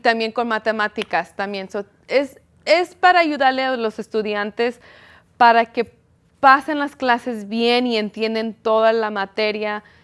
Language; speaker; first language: Spanish; early bilingual, heritage; Spanish